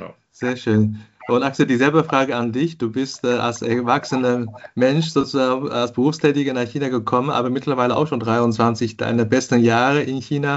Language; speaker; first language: German; non-native, fluent; Chinese